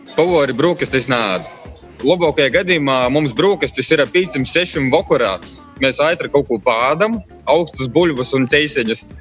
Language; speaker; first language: Latvian; native; Latvian